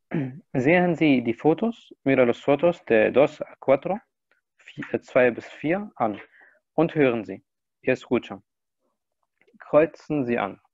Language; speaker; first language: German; non-native, fluent; Spanish